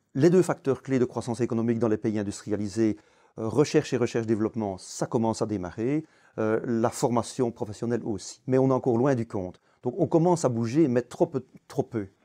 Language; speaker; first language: French; native; French